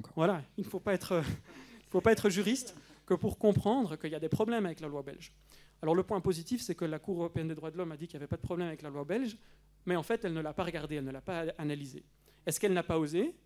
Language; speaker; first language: French; native; French